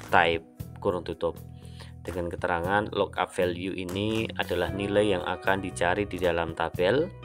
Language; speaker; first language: Indonesian; native; Indonesian